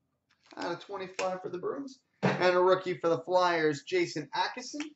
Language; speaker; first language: English; native; English